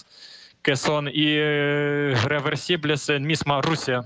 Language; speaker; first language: Spanish; non-native, fluent; Ukrainian